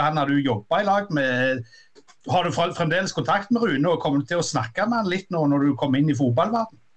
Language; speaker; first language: Norwegian; native; Norwegian